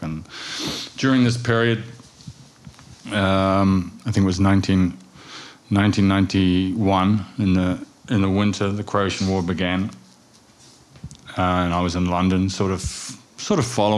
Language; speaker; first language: English; native; English